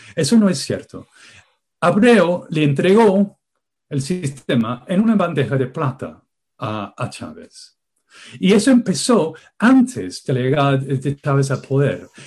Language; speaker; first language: Spanish; non-native, fluent; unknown